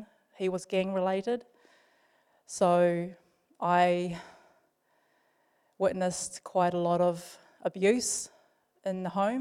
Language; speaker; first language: English; native; English